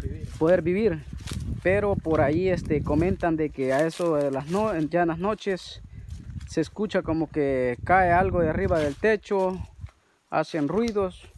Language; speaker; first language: Spanish; native; Spanish